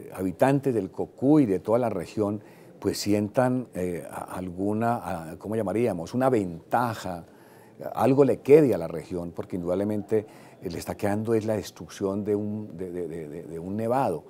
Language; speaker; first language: Spanish; native; Spanish